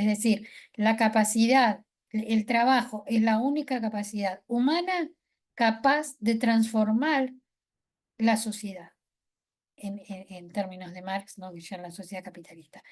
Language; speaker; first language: Spanish; native; Spanish